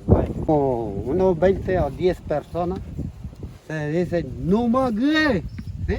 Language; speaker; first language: Spanish; non-native, local second language; Ticuna